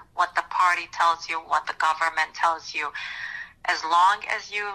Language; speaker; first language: English; non-native, fluent; Romanian